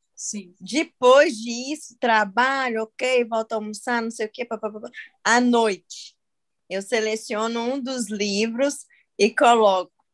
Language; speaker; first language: Portuguese; native; Portuguese